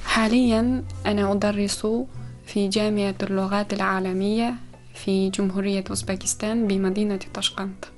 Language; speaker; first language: Arabic; non-native, fluent; Uzbek